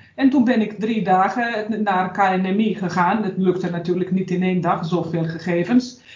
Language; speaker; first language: Dutch; non-native, fluent; Bosnian